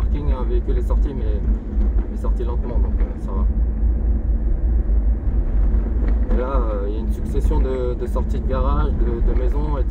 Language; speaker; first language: French; native; French